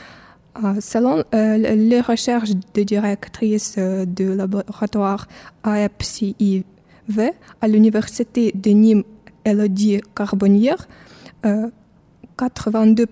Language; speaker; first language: French; non-native, fluent; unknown